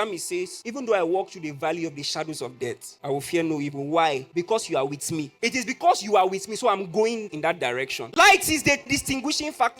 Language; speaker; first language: English; non-native, local second language; Yoruba